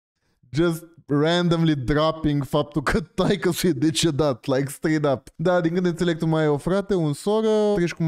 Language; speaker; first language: Romanian; native; Romanian